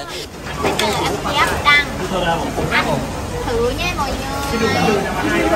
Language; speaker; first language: Vietnamese; non-native, learner; Thai